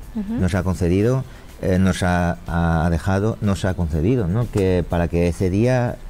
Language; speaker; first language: Spanish; non-native, learner; Chinese